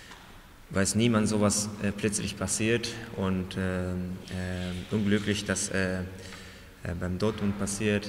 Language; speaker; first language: German; non-native, learner; Japanese